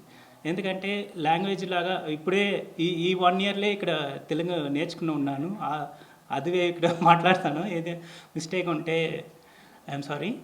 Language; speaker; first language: Telugu; non-native, learner; Tamil